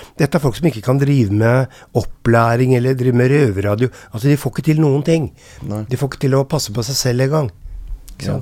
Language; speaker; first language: Norwegian; native; Norwegian